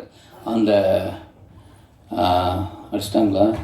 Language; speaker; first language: Tamil; native; Tamil